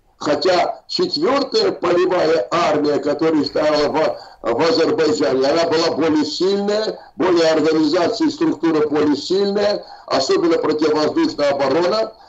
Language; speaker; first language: Russian; non-native, local second language; Armenian